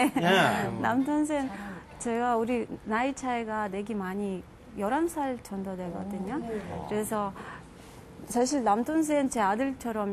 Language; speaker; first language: Korean; non-native, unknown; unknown